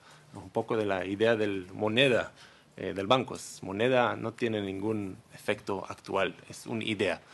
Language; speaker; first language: Spanish; non-native, learner; Hebrew